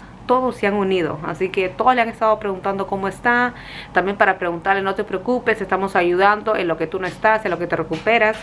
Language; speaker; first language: Spanish; native; Spanish